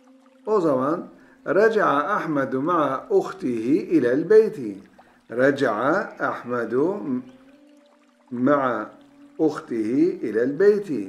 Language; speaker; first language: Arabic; non-native, fluent; Turkish